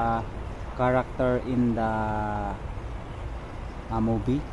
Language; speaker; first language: English; non-native, learner; Filipino